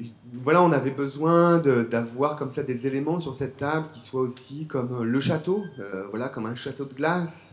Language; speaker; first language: French; native; French